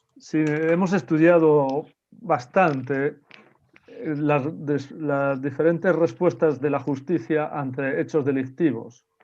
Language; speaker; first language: Spanish; native; Spanish